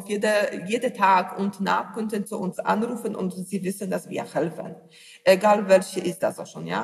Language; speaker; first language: German; non-native, learner; Polish